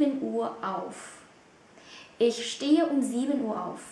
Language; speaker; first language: German; non-native, fluent; Vietnamese